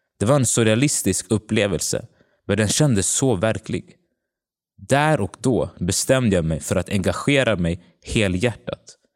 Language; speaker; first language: Swedish; early bilingual, other home language; Tigrinya